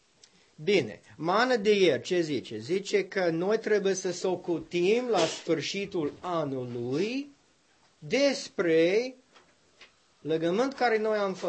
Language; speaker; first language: Romanian; non-native, learner; English